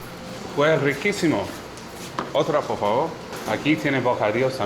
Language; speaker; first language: Spanish; non-native, learner; English